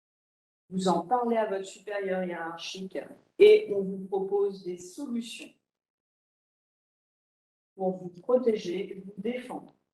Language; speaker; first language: French; native; French